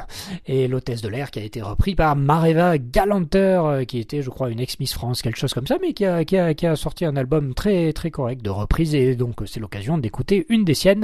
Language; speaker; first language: French; native; French